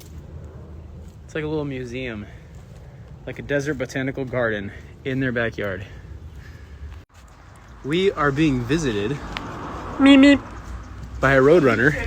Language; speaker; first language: English; native; English